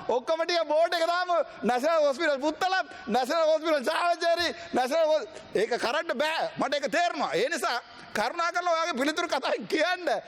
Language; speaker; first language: Sinhala; non-native, local second language; Tamil